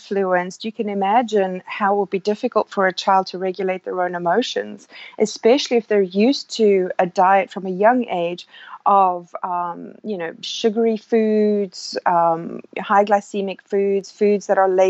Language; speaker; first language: English; native; English